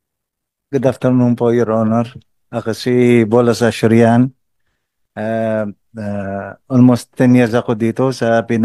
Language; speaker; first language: Filipino; non-native, learner; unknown